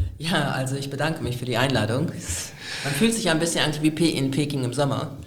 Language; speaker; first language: German; native; German